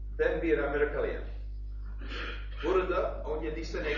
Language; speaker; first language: Turkish; non-native, learner; English